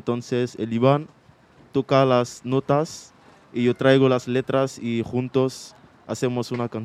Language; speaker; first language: Spanish; non-native, fluent; Mandingo